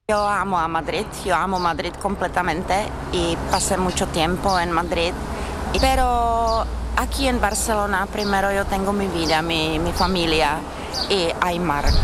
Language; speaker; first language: Spanish; non-native, fluent; Czech